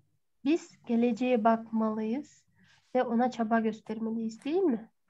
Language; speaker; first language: Turkish; non-native, fluent; Kyrgyz